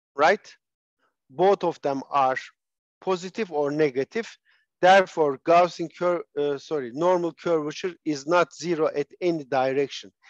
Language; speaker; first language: English; non-native, fluent; Turkish